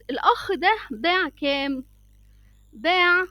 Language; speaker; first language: Arabic; native; Arabic